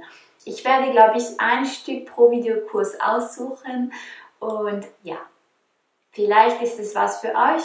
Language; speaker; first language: German; non-native, fluent; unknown